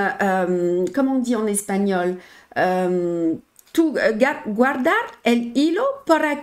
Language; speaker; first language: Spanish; non-native, learner; French